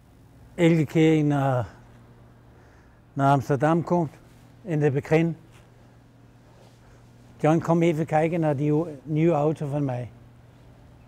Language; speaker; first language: Dutch; non-native, fluent; Danish